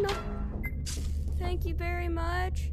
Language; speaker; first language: English; native; English